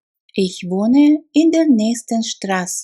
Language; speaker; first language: German; non-native, fluent; Russian